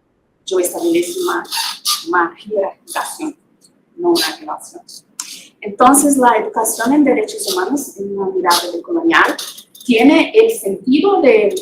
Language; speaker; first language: Spanish; non-native, fluent; Portuguese